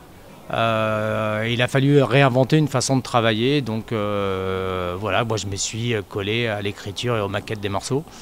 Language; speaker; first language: French; native; French